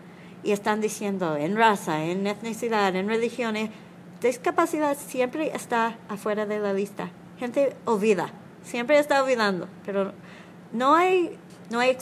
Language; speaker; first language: Spanish; non-native, learner; English